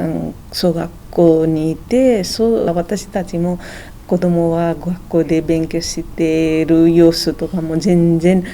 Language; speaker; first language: Japanese; non-native, fluent; Nepali